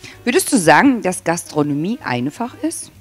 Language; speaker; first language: German; native; German